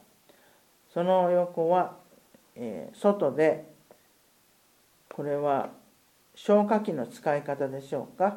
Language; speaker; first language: Japanese; native; Japanese